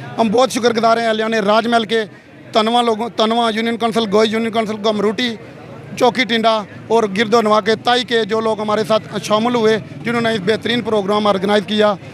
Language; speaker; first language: Urdu; non-native, local second language; Punjabi